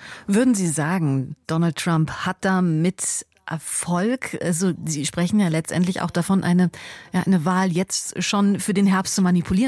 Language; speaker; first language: German; native; German